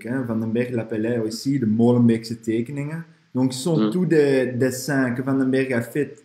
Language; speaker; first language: French; non-native, fluent; Dutch